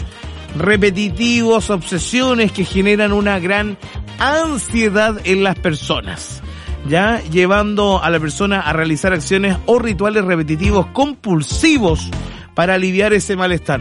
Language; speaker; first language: Spanish; native; Spanish